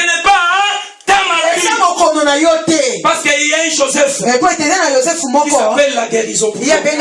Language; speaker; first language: French; non-native, local second language; Lingala